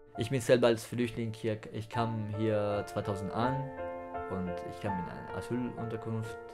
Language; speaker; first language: German; non-native, fluent; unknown